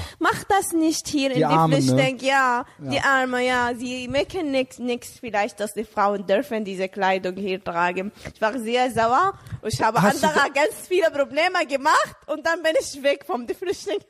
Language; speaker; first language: German; non-native, learner; Arabic